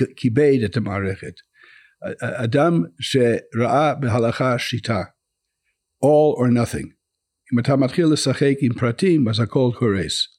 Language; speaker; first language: Hebrew; non-native, fluent; English